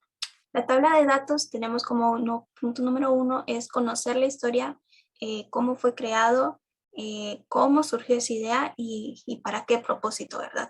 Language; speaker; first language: Spanish; native; Spanish